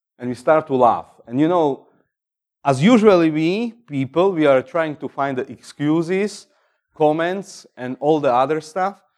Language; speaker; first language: English; non-native, fluent; Slovak